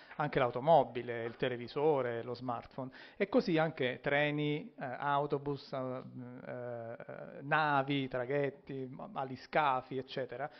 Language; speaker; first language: Italian; native; Italian